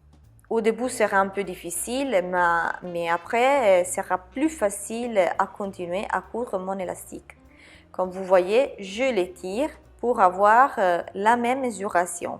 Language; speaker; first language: French; non-native, fluent; Italian